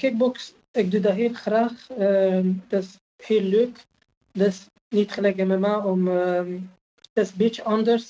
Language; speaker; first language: Dutch; non-native, fluent; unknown